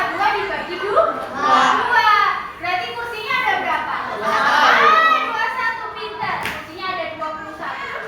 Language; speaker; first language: Indonesian; native; Indonesian